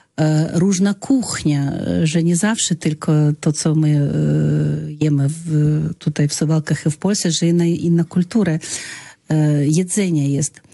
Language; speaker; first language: Polish; non-native, learner; Russian